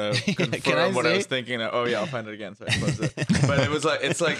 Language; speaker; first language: English; non-native, local second language; Hindi